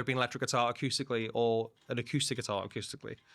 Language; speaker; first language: English; native; English